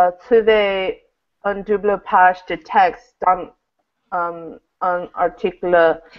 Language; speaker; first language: French; non-native, learner; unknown